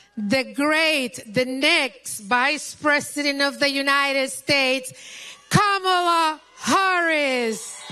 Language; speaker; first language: English; non-native, local second language; Spanish